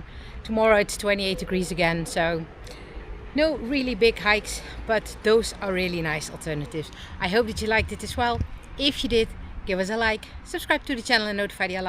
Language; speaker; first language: English; non-native, fluent; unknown